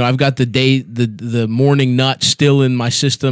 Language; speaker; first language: English; native; English